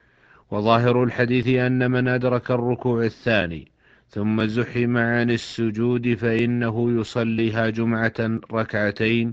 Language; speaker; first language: Arabic; native; Arabic